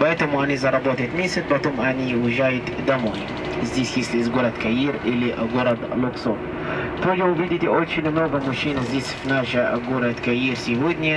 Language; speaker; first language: Russian; non-native, learner; Arabic